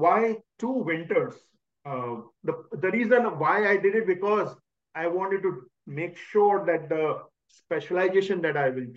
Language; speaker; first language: English; non-native, local second language; Hindi